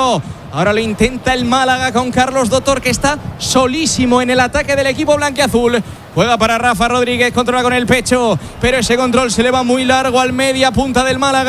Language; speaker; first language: Spanish; native; Spanish